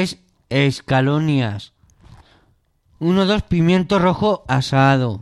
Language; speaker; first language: Spanish; native; Spanish